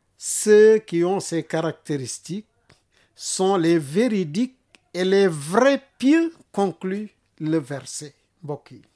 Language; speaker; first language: French; non-native, local second language; Wolof